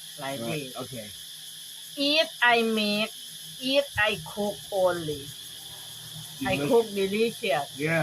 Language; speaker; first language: English; non-native, learner; Thai